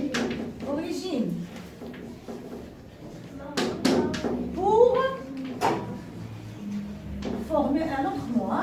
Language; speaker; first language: French; non-native, local second language; Arabic